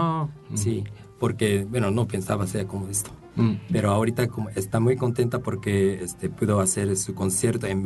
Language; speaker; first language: Spanish; non-native, fluent; Japanese